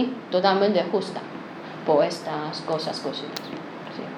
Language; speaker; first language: Spanish; non-native, learner; Chinese